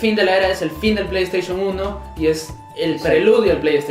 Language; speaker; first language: Spanish; native; Spanish